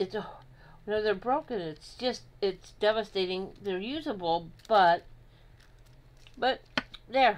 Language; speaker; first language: English; native; English